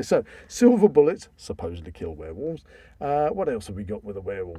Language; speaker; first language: English; native; English